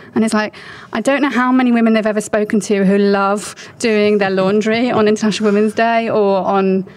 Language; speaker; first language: English; native; English